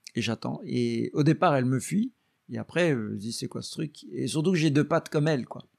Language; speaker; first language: French; native; French